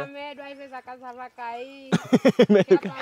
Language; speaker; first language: Portuguese; non-native, local second language; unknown